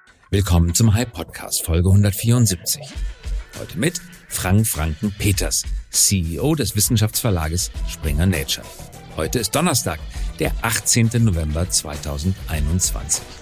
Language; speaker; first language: German; native; German